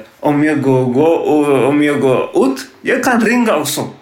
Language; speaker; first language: Swedish; non-native, learner; Tigrinya